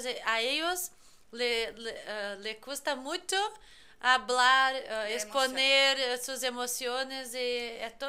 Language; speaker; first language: Spanish; non-native, fluent; Portuguese